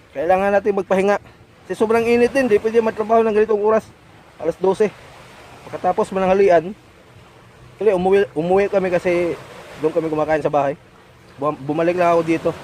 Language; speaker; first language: Filipino; non-native, local second language; Cebuano